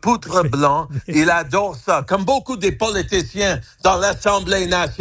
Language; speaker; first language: French; non-native, fluent; English